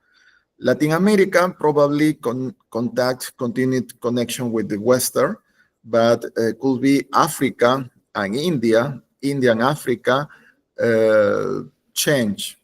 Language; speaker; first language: English; non-native, learner; Spanish